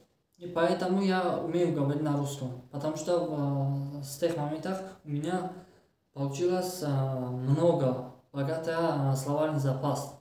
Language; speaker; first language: Russian; non-native, learner; Tajik